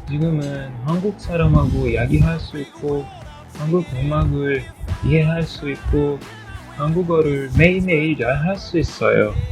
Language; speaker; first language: Korean; non-native, learner; Portuguese